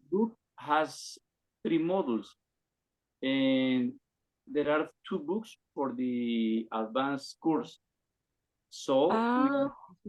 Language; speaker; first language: English; non-native, learner; Spanish